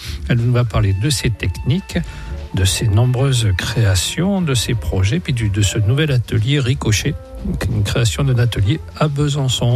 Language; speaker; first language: French; native; French